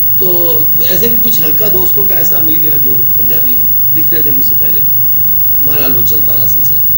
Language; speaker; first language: Urdu; non-native, local second language; Punjabi